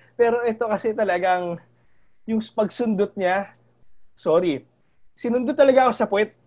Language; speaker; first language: Filipino; native; Filipino